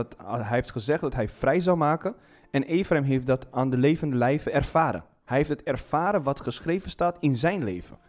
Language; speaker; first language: Dutch; non-native, fluent; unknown